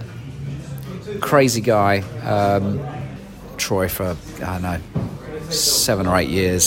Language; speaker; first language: English; native; English